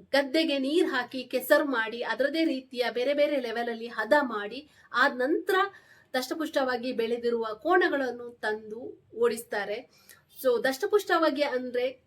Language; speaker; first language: Kannada; non-native, local second language; Tulu